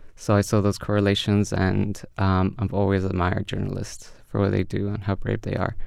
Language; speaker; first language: English; early bilingual, other home language; Spanish